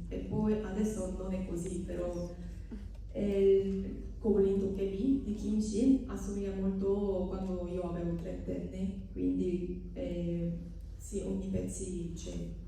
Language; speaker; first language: Italian; non-native, fluent; Korean